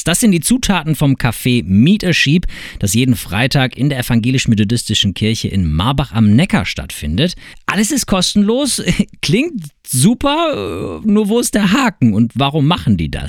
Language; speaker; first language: German; native; German